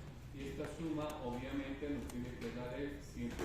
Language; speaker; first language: Spanish; native; Spanish